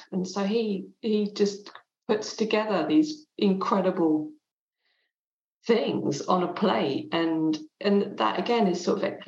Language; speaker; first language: English; non-native, local second language; French